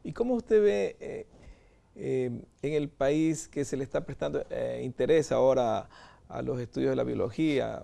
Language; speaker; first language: Spanish; native; Spanish